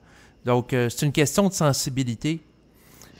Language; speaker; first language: French; native; French